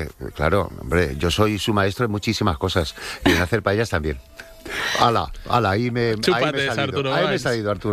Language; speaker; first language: Spanish; native; Spanish